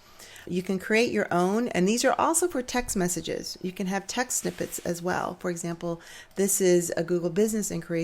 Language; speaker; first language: English; native; English